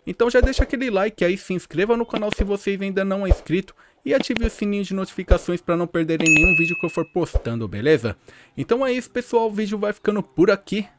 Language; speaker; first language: Portuguese; native; Portuguese